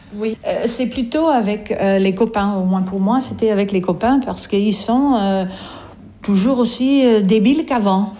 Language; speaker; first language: French; non-native, fluent; English